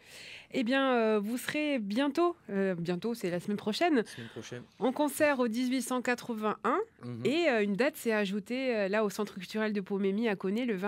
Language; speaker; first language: French; native; French